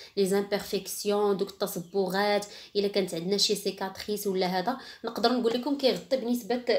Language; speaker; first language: Arabic; native; Arabic